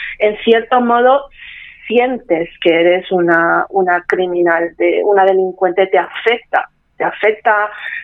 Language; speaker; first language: Spanish; native; Spanish